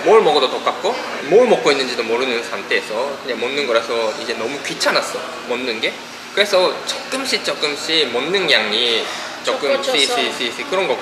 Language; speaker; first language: Korean; non-native, fluent; Japanese